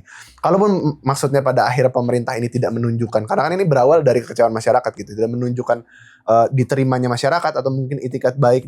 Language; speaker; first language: Indonesian; native; Indonesian